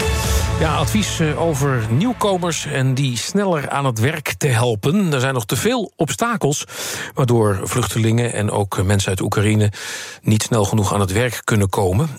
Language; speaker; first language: Dutch; native; Dutch